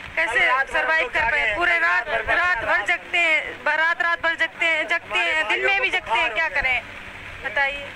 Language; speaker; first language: Hindi; native; Hindi